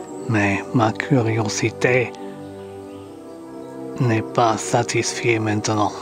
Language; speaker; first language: French; non-native, learner; English